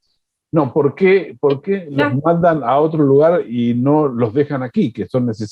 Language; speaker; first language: Spanish; native; Spanish